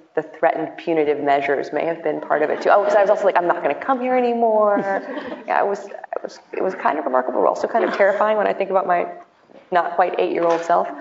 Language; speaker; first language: English; native; English